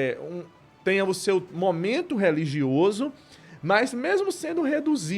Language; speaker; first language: Portuguese; native; Portuguese